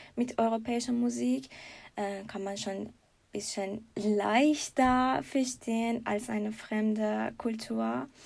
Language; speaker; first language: German; non-native, learner; Persian